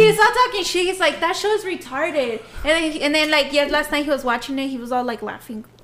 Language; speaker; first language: English; early bilingual, other home language; Spanish